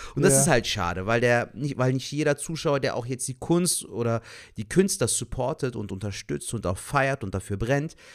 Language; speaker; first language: German; native; German